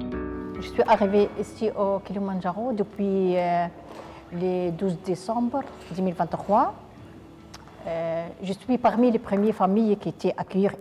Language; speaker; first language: French; non-native, learner; Arabic